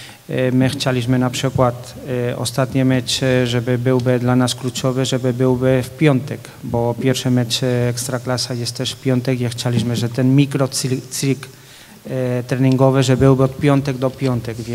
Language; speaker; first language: Polish; non-native, fluent; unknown